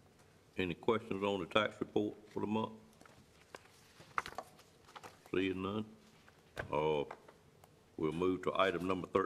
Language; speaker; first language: English; native; English